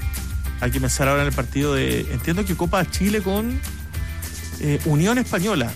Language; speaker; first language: Spanish; native; Spanish